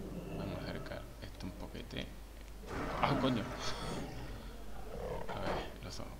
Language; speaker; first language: Spanish; native; Spanish